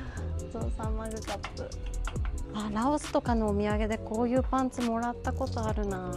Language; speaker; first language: Japanese; native; Japanese